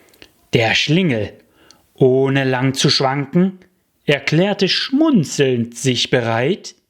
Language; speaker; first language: German; native; German